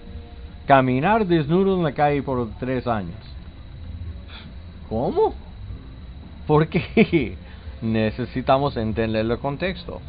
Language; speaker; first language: Spanish; non-native, learner; English